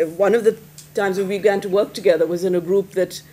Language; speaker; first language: English; non-native, local second language; Hindi